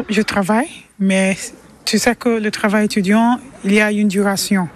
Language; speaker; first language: French; non-native, learner; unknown